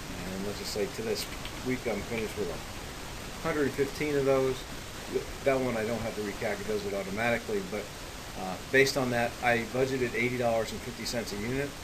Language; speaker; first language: English; native; English